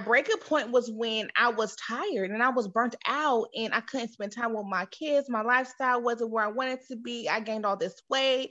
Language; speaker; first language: English; native; English